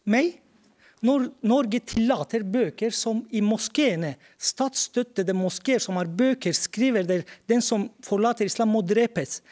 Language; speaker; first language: Norwegian; non-native, fluent; Turkish